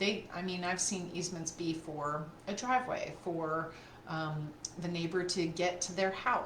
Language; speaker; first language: English; native; English